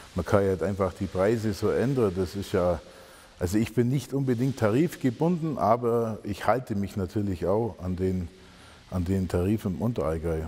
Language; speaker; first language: German; native; German